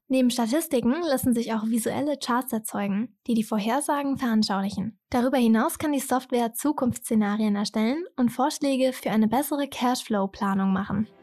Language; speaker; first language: German; native; German